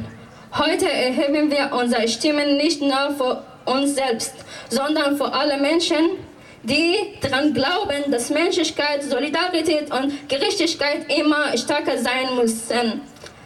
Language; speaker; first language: German; non-native, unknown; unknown